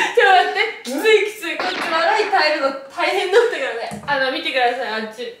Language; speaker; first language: Japanese; native; Japanese